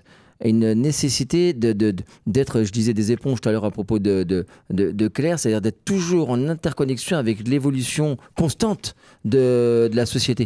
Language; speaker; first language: French; native; French